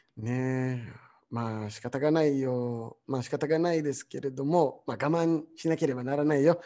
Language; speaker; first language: Japanese; non-native, fluent; Arabic